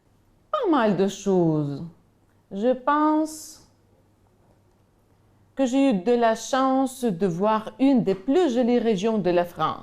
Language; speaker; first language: French; non-native, fluent; Ukrainian